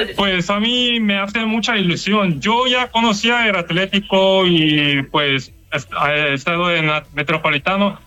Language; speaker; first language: Spanish; non-native, learner; Korean